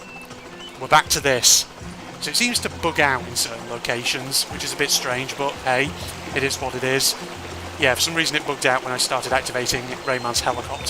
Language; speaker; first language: English; native; English